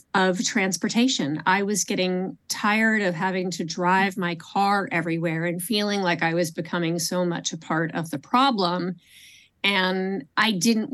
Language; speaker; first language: English; native; English